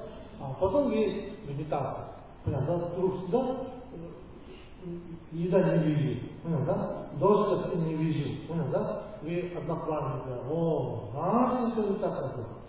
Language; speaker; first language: Russian; non-native, learner; Tibetan